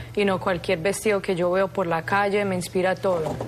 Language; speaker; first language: Spanish; early bilingual, heritage; Spanish